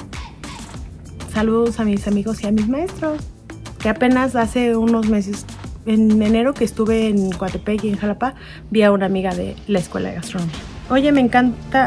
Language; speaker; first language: Spanish; native; Spanish